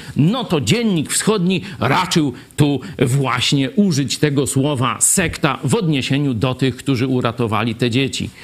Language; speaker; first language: Polish; native; Polish